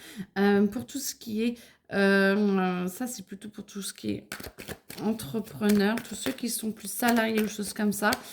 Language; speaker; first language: French; native; French